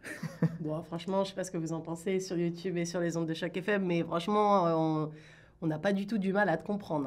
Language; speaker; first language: French; native; French